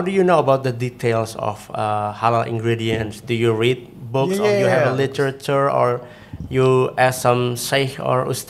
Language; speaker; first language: English; non-native, fluent; Indonesian